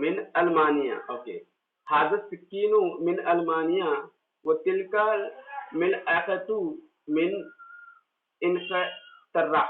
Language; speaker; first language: Arabic; non-native, fluent; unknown